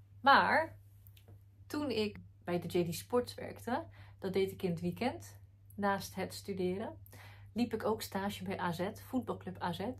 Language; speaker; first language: Dutch; early bilingual, other home language; Arabic